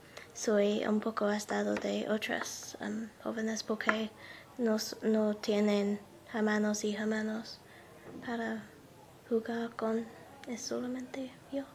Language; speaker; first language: Spanish; non-native, learner; English